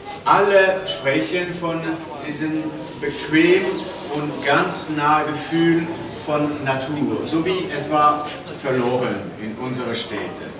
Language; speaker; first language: German; non-native, fluent; French